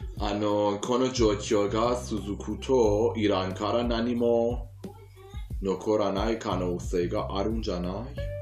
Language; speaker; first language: Japanese; non-native, fluent; Persian